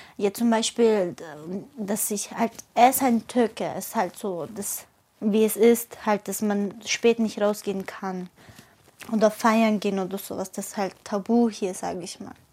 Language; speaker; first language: German; early bilingual, other home language; Turkish